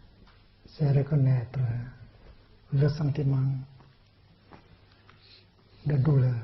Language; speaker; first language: French; non-native, fluent; Vietnamese